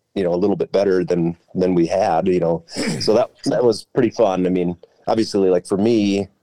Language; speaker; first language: English; native; English